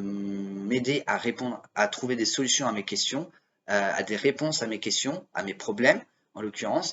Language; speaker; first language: French; native; French